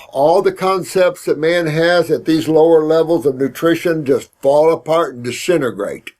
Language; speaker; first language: English; native; English